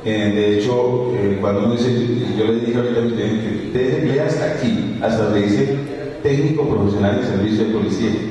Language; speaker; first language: Spanish; native; Spanish